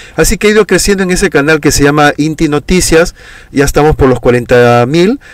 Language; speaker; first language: Spanish; native; Spanish